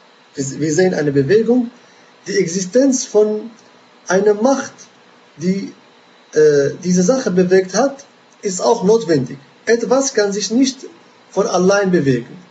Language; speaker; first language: German; non-native, fluent; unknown